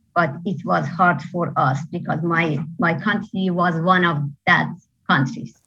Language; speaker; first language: English; non-native, fluent; Persian